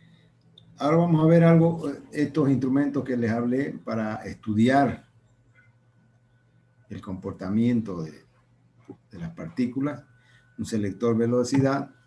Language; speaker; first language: Spanish; native; Spanish